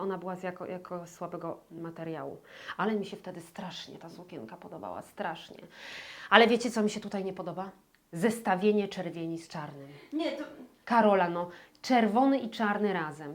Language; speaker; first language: Polish; native; Polish